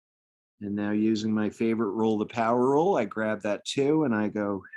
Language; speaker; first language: English; native; English